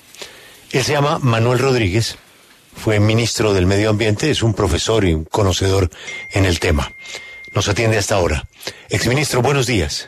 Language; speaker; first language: Spanish; native; Spanish